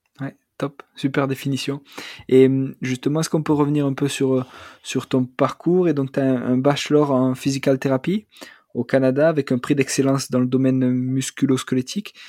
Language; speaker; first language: French; native; French